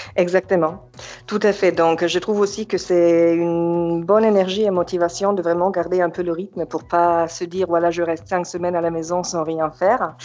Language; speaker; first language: French; non-native, fluent; German